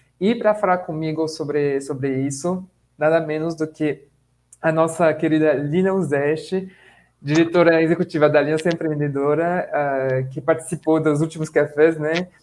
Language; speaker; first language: Portuguese; non-native, fluent; French